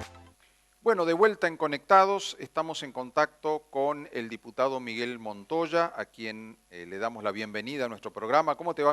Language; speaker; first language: Spanish; native; Spanish